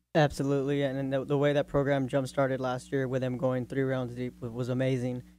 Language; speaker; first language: English; native; English